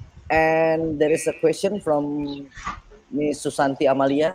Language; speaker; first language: English; non-native, fluent; Indonesian